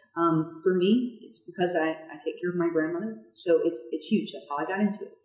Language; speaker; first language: English; native; English